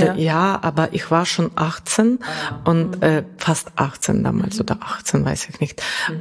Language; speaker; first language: German; non-native, fluent; Russian